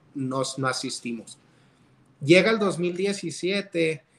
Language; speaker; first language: Spanish; early bilingual, heritage; Spanish